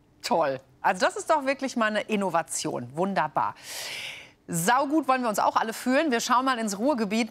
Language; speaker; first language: German; native; German